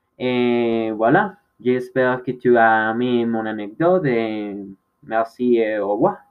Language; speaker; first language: French; non-native, learner; Spanish